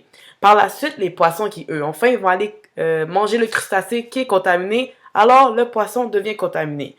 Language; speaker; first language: French; native; French